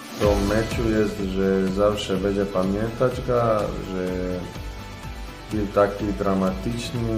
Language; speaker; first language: Polish; non-native, learner; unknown